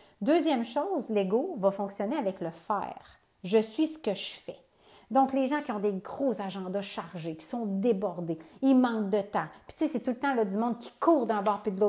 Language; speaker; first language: French; native; French